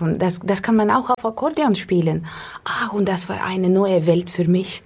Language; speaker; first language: German; non-native, fluent; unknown